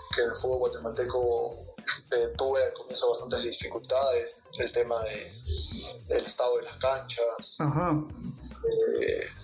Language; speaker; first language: Spanish; native; Spanish